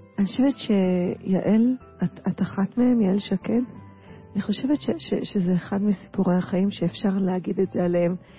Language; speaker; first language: Hebrew; native; Hebrew